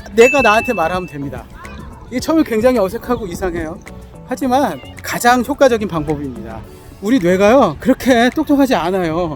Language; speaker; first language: Korean; native; Korean